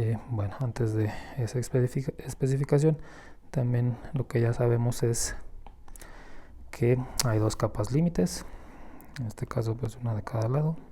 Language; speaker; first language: Spanish; native; Spanish